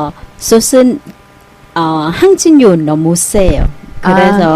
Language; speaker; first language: Korean; non-native, learner; Thai